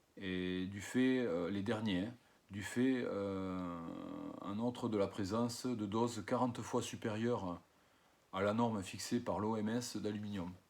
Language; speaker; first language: French; native; French